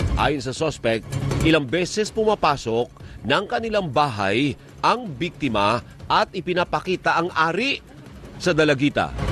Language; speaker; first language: Filipino; native; Filipino